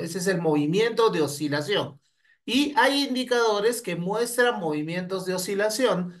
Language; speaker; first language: Spanish; native; Spanish